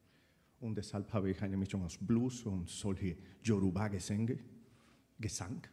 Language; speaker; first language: German; non-native, fluent; Spanish